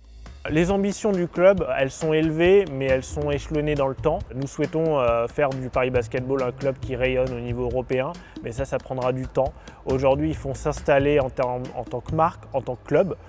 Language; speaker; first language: French; native; French